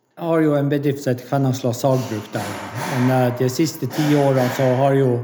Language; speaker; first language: Norwegian; native; Norwegian